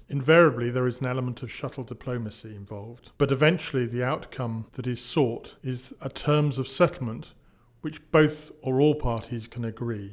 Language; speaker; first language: English; native; English